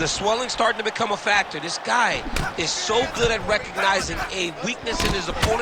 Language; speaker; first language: English; native; English